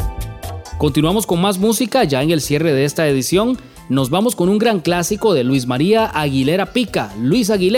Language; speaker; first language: Spanish; native; Spanish